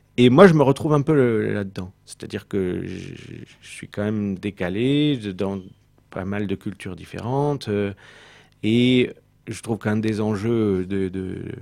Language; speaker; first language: French; early bilingual, heritage; French